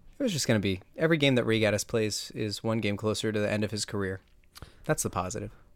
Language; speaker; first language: English; native; English